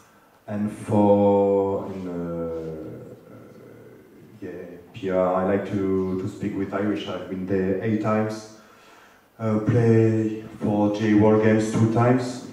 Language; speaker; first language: English; non-native, fluent; French